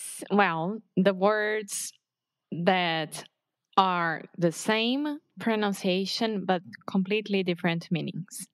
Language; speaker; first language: English; non-native, fluent; Portuguese